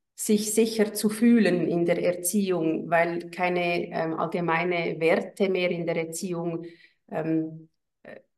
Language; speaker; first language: German; native; German